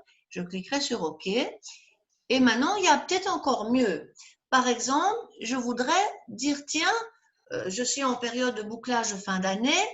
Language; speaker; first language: French; native; French